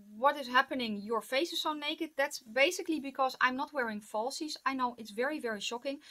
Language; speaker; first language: English; non-native, fluent; Dutch